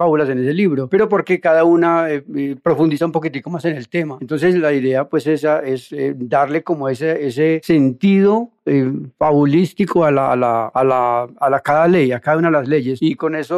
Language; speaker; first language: Spanish; native; Spanish